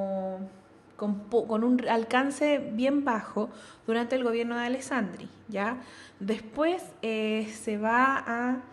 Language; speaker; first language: Spanish; native; Spanish